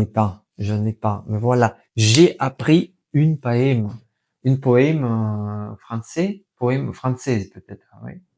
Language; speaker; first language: French; non-native, fluent; Russian